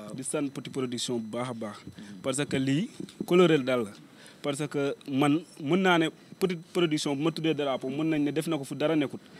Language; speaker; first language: Wolof; native; Wolof